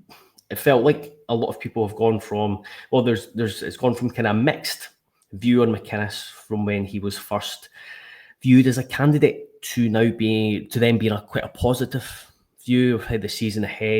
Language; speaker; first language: English; native; English